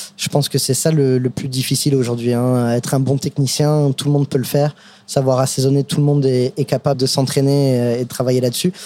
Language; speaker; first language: French; non-native, fluent; English